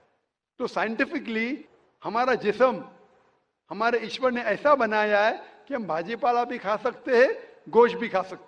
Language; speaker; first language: Hindi; native; Hindi